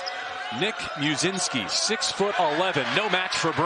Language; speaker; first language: English; native; English